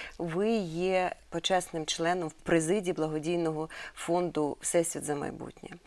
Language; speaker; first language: Ukrainian; native; Ukrainian